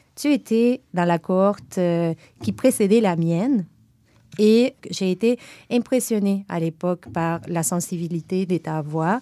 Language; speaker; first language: French; non-native, fluent; Spanish